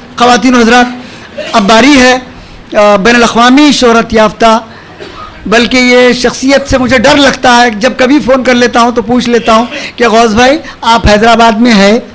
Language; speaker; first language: Urdu; native; Urdu